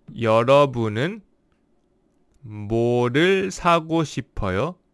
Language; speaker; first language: Korean; non-native, learner; English